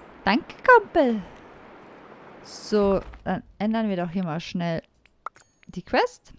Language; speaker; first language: German; native; German